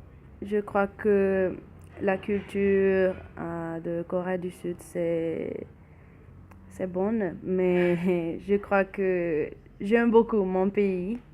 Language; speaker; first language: French; non-native, learner; Spanish